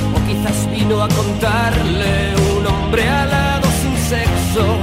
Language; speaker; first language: Spanish; native; Spanish